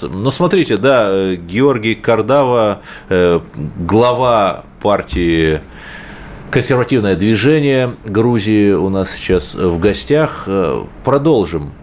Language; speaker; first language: Russian; native; Russian